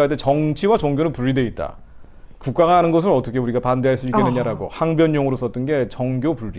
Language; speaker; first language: Korean; native; Korean